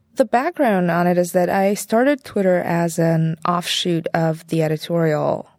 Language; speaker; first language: English; non-native, fluent; Bulgarian